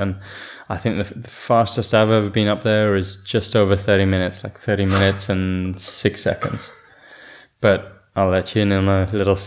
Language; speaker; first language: English; native; English